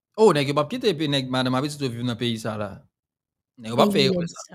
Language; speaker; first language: French; non-native, local second language; Haitian Creole